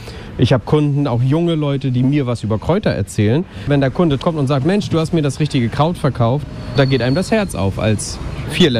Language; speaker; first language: German; native; German